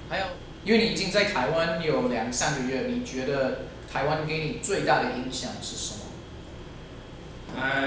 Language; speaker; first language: Chinese; non-native, fluent; English